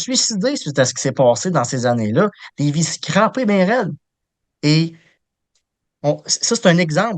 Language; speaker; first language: French; native; French